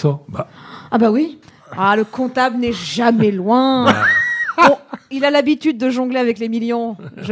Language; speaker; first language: French; native; French